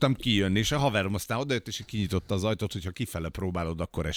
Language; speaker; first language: Hungarian; native; Hungarian